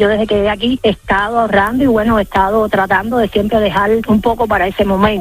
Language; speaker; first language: Spanish; native; Spanish